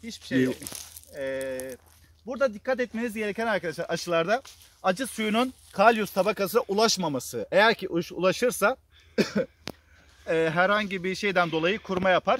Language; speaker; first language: Turkish; native; Turkish